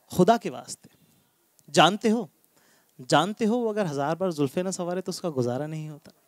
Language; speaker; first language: Hindi; native; Hindi